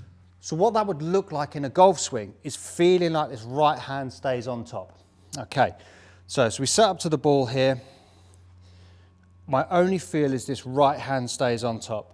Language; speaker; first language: English; native; English